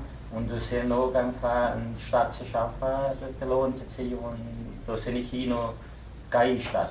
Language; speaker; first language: German; early bilingual, heritage; German